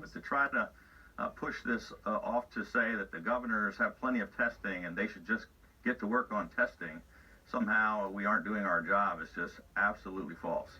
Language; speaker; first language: English; native; English